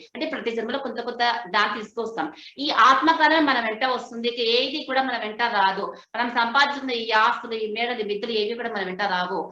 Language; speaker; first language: Telugu; non-native, local second language; Hindi